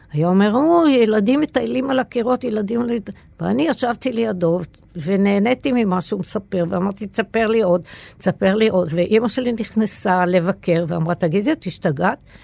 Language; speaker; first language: Hebrew; native; Hebrew